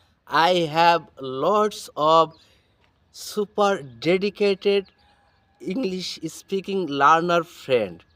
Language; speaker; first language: English; non-native, learner; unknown